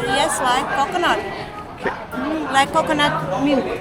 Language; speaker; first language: English; non-native, learner; Russian